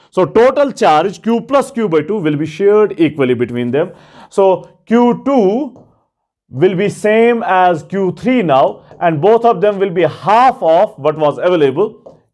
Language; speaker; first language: English; non-native, local second language; Kashmiri